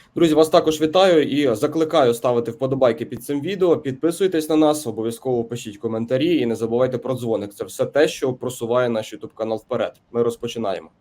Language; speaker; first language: Ukrainian; native; Ukrainian